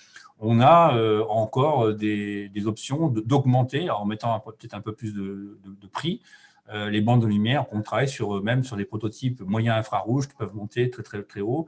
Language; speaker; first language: French; native; French